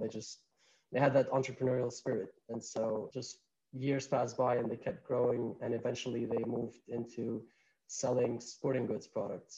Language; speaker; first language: English; non-native, fluent; Albanian